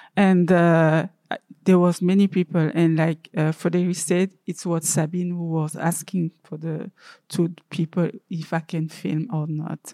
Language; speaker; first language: English; non-native, learner; French